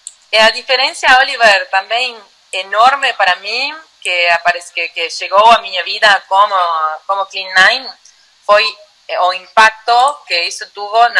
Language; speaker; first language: Portuguese; non-native, learner; Spanish